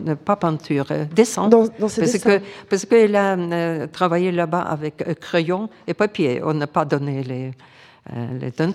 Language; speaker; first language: French; non-native, fluent; Ukrainian